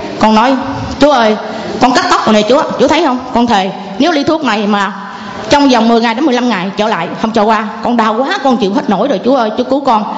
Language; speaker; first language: Vietnamese; non-native, local second language; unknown